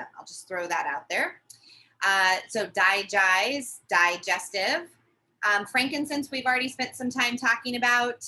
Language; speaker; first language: English; native; English